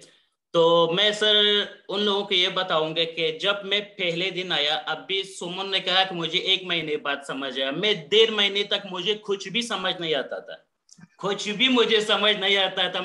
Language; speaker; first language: Hindi; non-native, learner; Persian